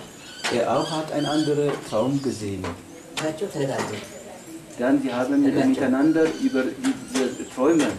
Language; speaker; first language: German; non-native, learner; Amharic